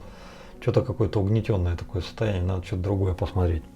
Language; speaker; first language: Russian; native; Russian